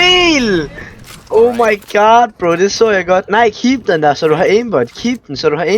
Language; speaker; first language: Danish; native; Danish